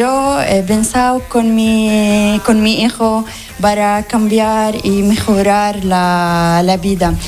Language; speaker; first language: Spanish; non-native, learner; Arabic